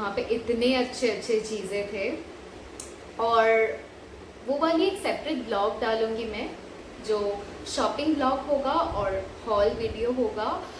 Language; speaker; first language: Hindi; non-native, local second language; Bangla